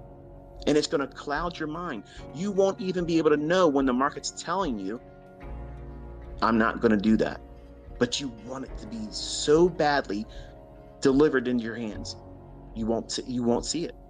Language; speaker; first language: English; native; English